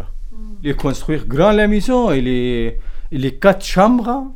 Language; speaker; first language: French; non-native, learner; Kurdish